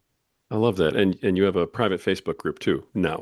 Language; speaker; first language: English; native; English